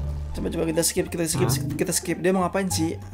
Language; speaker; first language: Indonesian; native; Indonesian